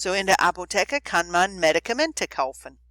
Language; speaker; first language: German; non-native, fluent; English